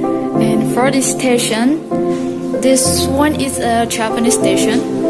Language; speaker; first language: English; non-native, learner; Indonesian